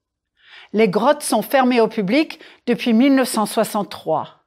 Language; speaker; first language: French; non-native, fluent; English